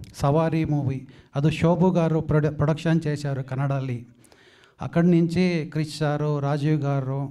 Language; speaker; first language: Telugu; non-native, learner; Kannada